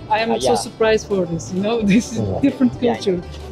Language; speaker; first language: English; non-native, learner; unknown